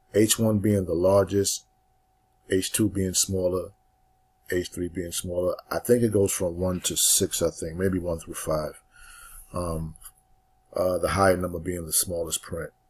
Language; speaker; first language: English; native; English